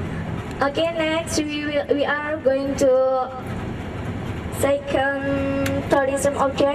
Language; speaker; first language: English; non-native, learner; Indonesian